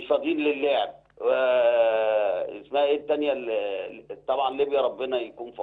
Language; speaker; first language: Arabic; native; Arabic